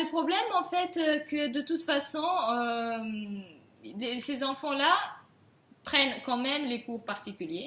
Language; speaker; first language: French; non-native, fluent; Russian